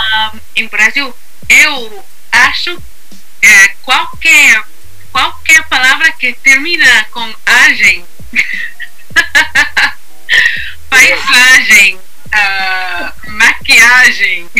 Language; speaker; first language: Portuguese; non-native, learner; English